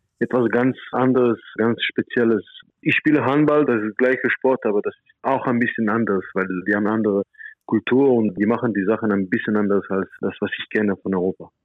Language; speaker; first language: German; non-native, fluent; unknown